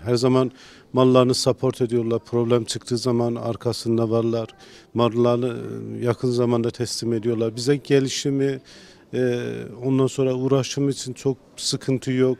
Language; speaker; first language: Turkish; non-native, fluent; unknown